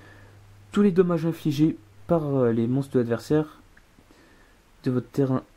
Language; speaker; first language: French; native; French